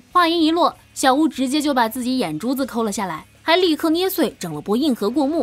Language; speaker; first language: Chinese; native; Chinese